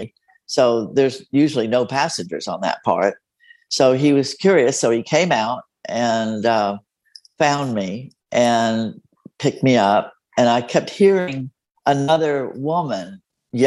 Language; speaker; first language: English; non-native, fluent; Spanish